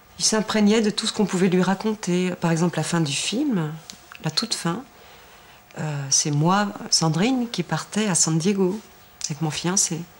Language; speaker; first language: French; native; French